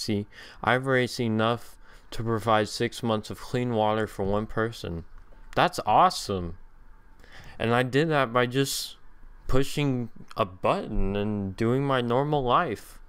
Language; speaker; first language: English; native; English